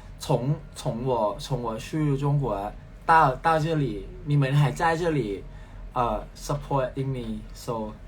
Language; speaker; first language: Chinese; non-native, learner; Thai